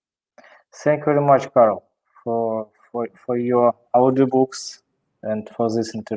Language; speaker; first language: English; non-native, learner; Russian